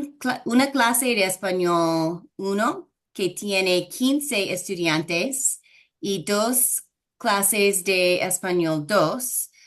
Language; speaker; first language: Spanish; non-native, fluent; English